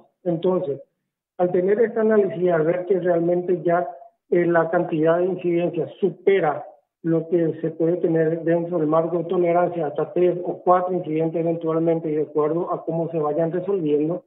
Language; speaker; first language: Spanish; native; Spanish